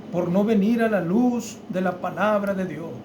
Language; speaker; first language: Spanish; native; Spanish